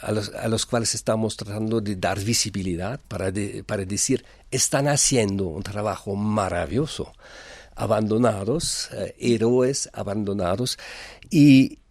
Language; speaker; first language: Spanish; non-native, fluent; German